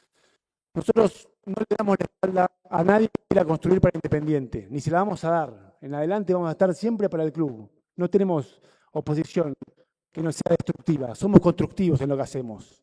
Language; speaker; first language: Spanish; native; Spanish